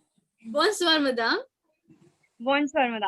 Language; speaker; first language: French; non-native, learner; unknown